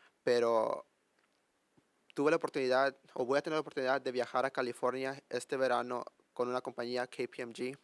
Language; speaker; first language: Spanish; early bilingual, heritage; Spanish